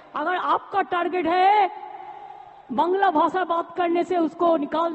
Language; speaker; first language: Hindi; non-native, local second language; Bangla